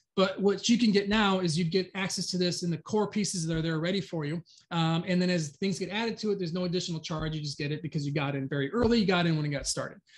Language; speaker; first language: English; native; English